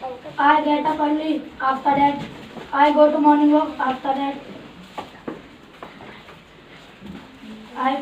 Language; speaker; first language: English; non-native, learner; Hindi